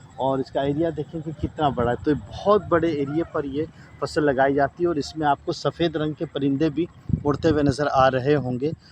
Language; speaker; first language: Urdu; non-native, local second language; Sindhi